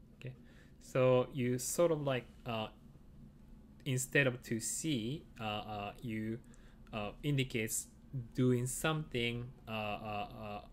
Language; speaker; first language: English; non-native, fluent; Japanese